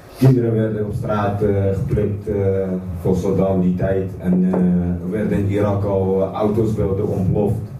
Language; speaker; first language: Dutch; non-native, fluent; Kurdish